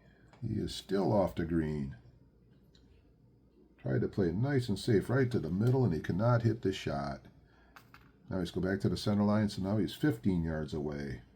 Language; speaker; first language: English; native; English